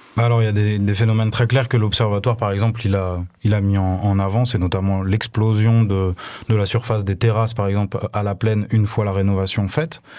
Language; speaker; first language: French; native; French